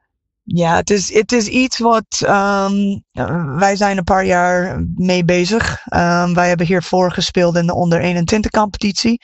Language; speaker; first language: Dutch; non-native, fluent; English